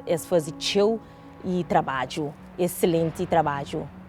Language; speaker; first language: Portuguese; non-native, local second language; Kabuverdianu